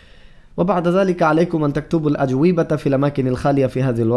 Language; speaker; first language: Arabic; non-native, fluent; Bangla